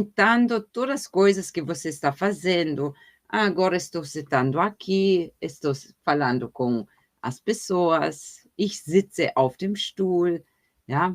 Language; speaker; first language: Portuguese; non-native, fluent; German